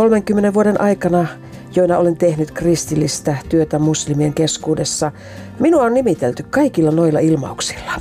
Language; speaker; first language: Finnish; native; Finnish